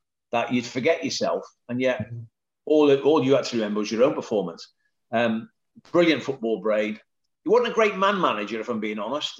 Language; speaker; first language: English; native; English